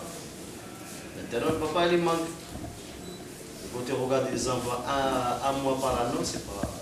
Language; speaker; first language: French; non-native, learner; Arabic